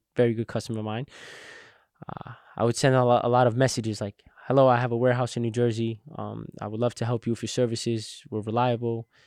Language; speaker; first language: English; native; English